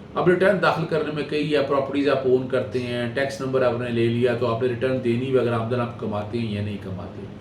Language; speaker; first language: Urdu; non-native, local second language; Punjabi